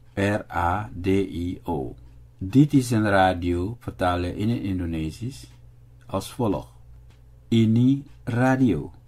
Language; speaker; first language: Dutch; non-native, fluent; Indonesian